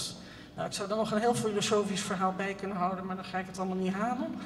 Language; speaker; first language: Dutch; native; Dutch